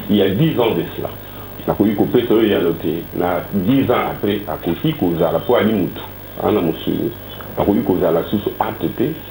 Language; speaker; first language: Lingala; non-native, local second language; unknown